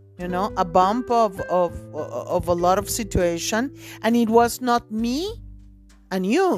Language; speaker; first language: English; non-native, fluent; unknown